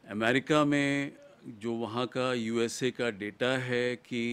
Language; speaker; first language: Hindi; native; Hindi